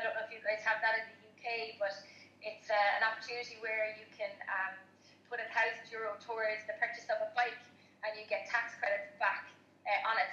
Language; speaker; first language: English; native; English